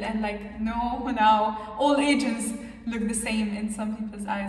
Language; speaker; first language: English; non-native, fluent; Arabic